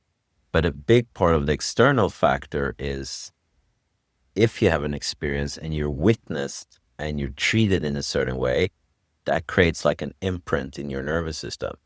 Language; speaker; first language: English; non-native, fluent; Swedish